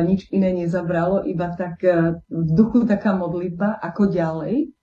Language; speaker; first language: Slovak; native; Slovak